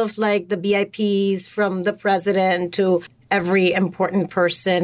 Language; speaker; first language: English; non-native, fluent; Spanish